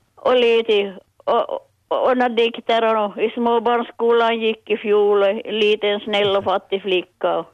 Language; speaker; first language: Swedish; native; Swedish